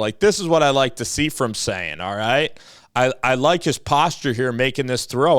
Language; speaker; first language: English; native; English